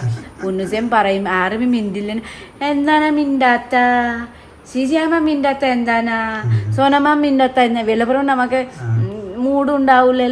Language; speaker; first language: Malayalam; non-native, learner; Nepali